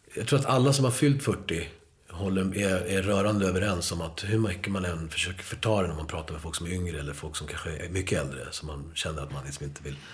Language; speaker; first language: Swedish; early bilingual, other home language; Spanish